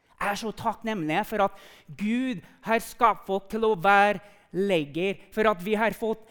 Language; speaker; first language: Norwegian; non-native, fluent; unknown